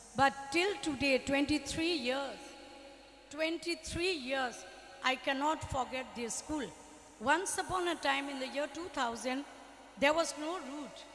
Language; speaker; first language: English; non-native, fluent; Burmese